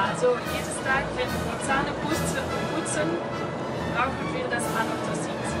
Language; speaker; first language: German; non-native, fluent; Norwegian